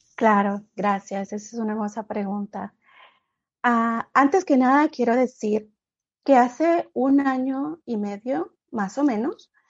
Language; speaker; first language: Spanish; native; Spanish